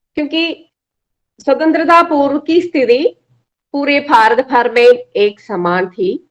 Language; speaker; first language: Hindi; non-native, local second language; Malayalam